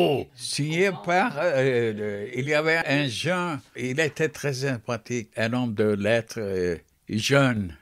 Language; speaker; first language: French; non-native, fluent; Turkish